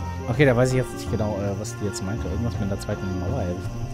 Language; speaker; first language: German; native; German